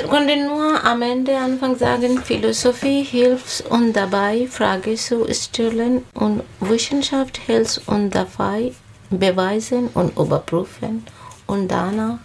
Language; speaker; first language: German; non-native, learner; Bangla